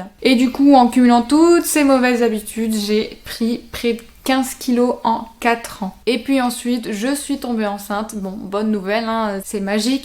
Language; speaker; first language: French; native; French